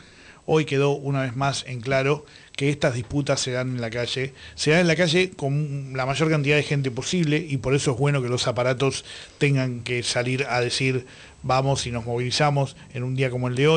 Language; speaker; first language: Spanish; native; Spanish